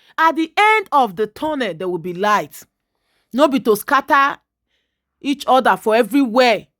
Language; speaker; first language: Nigerian Pidgin; native; Nigerian Pidgin